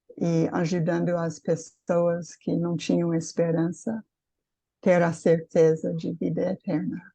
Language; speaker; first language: Portuguese; non-native, fluent; English